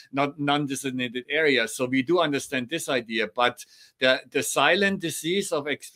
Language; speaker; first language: English; non-native, fluent; German